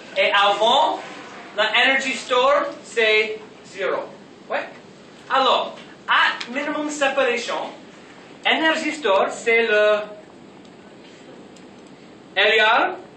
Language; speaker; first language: French; non-native, learner; English